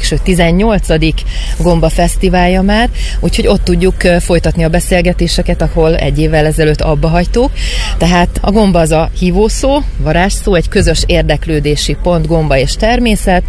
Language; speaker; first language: Hungarian; native; Hungarian